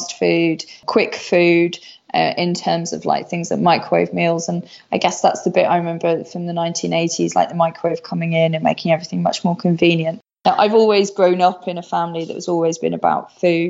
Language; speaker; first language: English; native; English